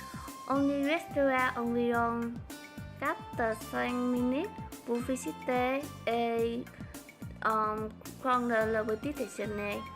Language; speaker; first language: French; non-native, learner; Vietnamese